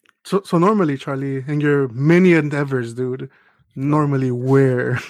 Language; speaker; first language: English; early bilingual, other home language; Spanish